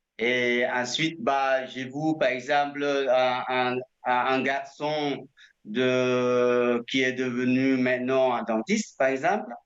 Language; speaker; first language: French; non-native, fluent; Indonesian